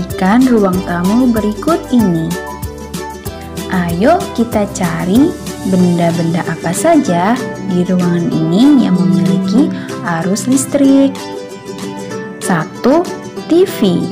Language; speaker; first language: Indonesian; native; Indonesian